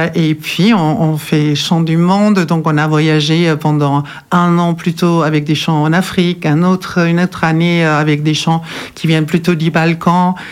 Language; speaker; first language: French; non-native, fluent; German